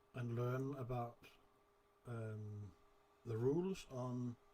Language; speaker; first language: English; non-native, fluent; Danish